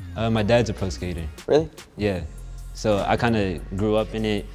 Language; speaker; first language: English; native; English